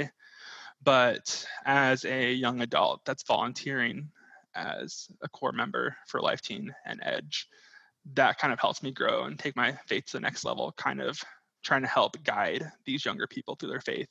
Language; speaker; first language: English; native; English